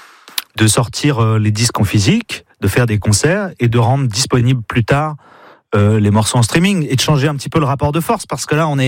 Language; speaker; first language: French; native; French